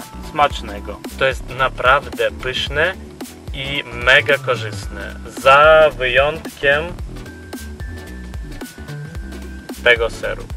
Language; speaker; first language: Polish; non-native, fluent; Ukrainian